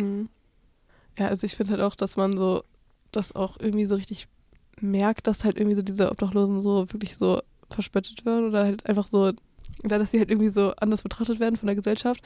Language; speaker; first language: German; native; German